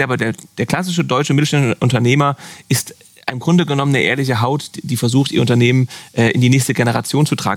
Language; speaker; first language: German; native; German